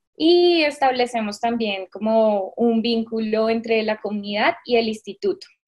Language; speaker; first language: Spanish; native; Spanish